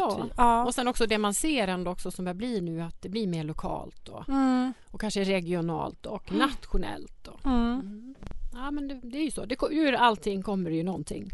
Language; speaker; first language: Swedish; native; Swedish